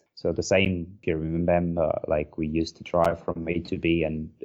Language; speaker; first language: English; non-native, fluent; Portuguese